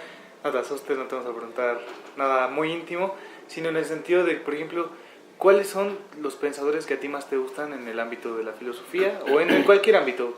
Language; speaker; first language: Spanish; native; Spanish